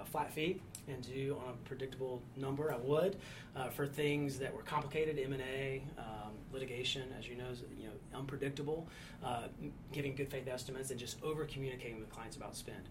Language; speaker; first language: English; native; English